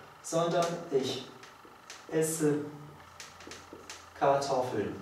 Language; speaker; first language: German; non-native, learner; Polish